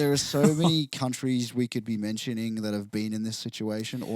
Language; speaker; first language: English; native; English